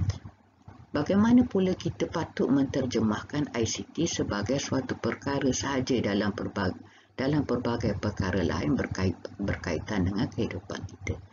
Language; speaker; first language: Malay; native; Malay